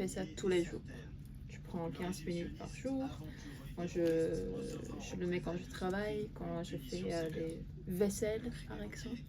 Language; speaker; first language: French; non-native, fluent; Korean